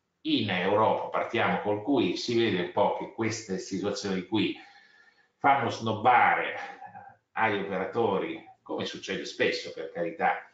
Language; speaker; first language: Italian; native; Italian